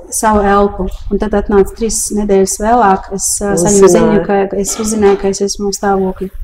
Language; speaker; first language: Latvian; early bilingual, heritage; Latvian